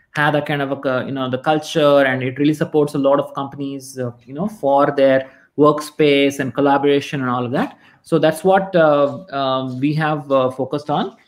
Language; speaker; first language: English; non-native, local second language; Kannada